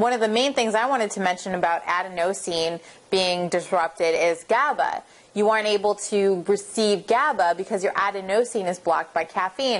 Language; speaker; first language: English; native; English